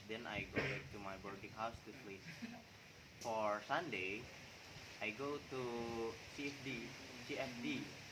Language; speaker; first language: English; non-native, learner; Indonesian